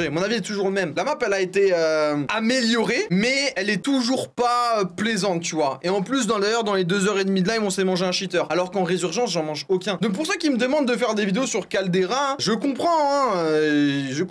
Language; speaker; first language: French; native; French